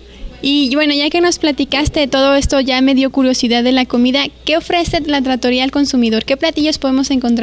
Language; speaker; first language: Spanish; native; Spanish